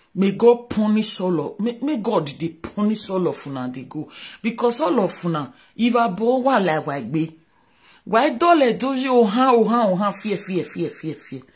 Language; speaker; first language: Nigerian Pidgin; non-native, local second language; Bini